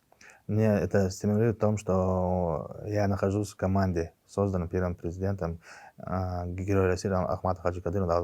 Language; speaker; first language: Russian; non-native, local second language; Chechen